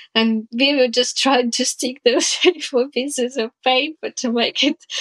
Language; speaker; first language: English; non-native, fluent; Ukrainian